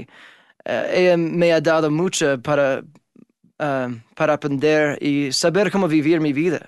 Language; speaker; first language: Spanish; non-native, fluent; English